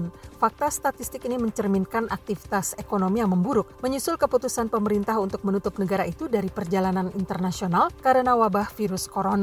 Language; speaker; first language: Indonesian; native; Indonesian